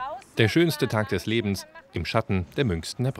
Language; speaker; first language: German; native; German